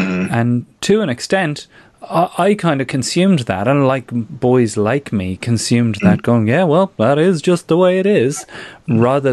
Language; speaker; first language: English; native; English